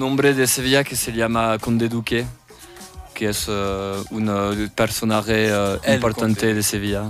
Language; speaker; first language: Spanish; non-native, fluent; French